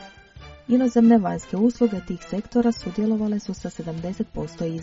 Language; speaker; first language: Croatian; native; Croatian